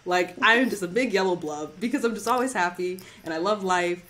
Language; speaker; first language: English; native; English